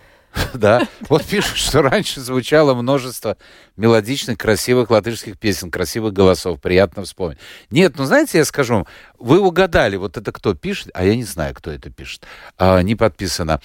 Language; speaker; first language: Russian; native; Russian